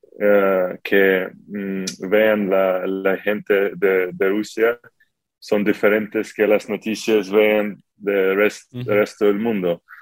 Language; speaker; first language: Spanish; non-native, learner; Ukrainian